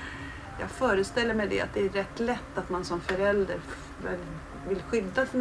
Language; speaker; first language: Swedish; native; Swedish